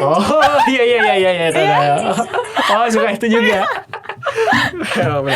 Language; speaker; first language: Indonesian; native; Indonesian